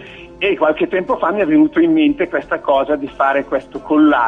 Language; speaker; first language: Italian; native; Italian